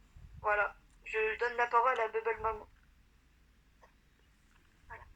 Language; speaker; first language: French; native; French